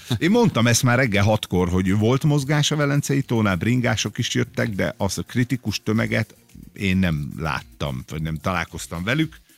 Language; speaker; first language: Hungarian; native; Hungarian